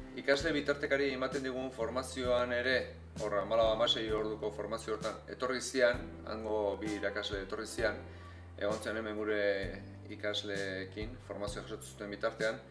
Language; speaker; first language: Basque; native; Basque